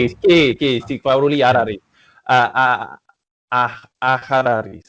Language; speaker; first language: Georgian; non-native, learner; English